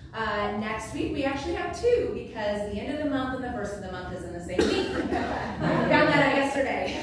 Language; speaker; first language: English; native; English